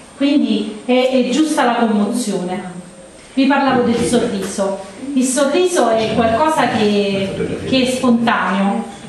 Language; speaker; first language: Italian; native; Italian